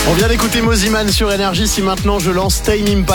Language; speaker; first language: French; native; French